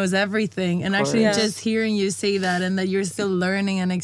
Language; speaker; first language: English; non-native, fluent; Spanish